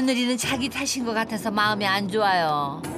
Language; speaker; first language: Korean; native; Korean